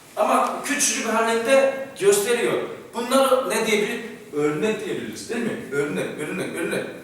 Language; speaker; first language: Turkish; non-native, fluent; Korean